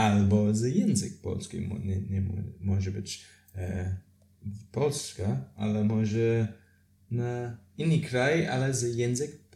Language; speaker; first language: Polish; non-native, learner; English